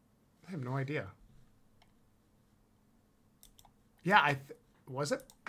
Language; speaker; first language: English; native; English